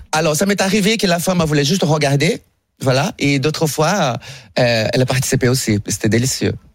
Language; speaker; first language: French; non-native, fluent; Portuguese